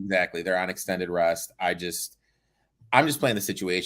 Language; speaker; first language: English; native; English